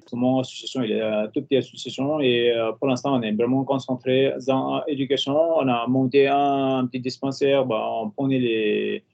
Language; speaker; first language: French; non-native, fluent; Nepali